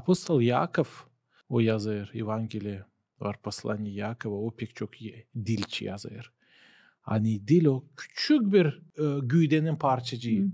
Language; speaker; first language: Turkish; non-native, local second language; Gagauz